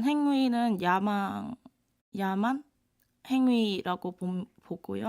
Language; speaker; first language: Korean; non-native, fluent; Cantonese